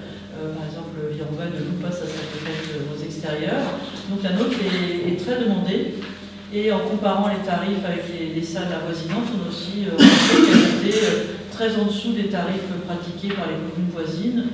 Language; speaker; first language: French; native; French